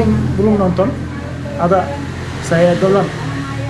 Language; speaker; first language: Indonesian; non-native, learner; Turkish